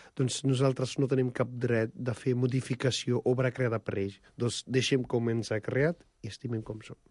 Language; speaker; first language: Catalan; non-native, fluent; Punjabi